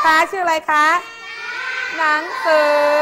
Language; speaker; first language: Thai; native; Thai